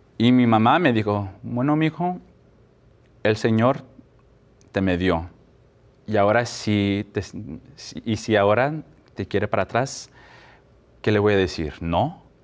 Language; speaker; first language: Spanish; early bilingual, heritage; Spanish